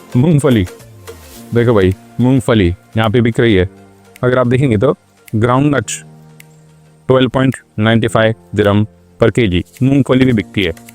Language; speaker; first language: Hindi; non-native, local second language; Marathi